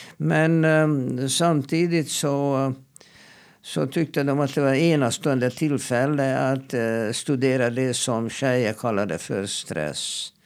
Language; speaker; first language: Swedish; non-native, fluent; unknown